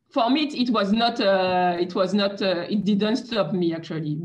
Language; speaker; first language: English; non-native, fluent; French